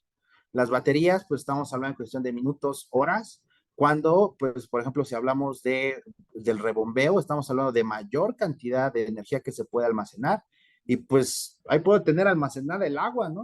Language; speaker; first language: Spanish; native; Spanish